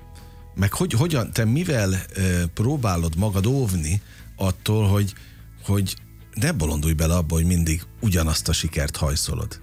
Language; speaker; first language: Hungarian; native; Hungarian